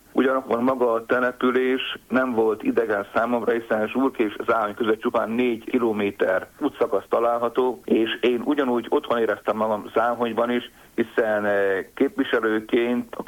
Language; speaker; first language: Hungarian; native; Hungarian